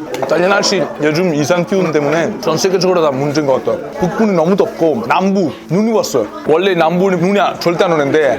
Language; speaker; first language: Korean; non-native, fluent; Italian